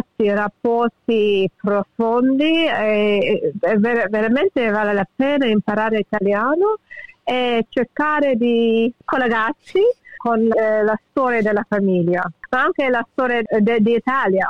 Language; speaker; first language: Italian; early bilingual, heritage; English